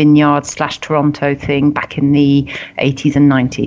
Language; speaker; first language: English; native; English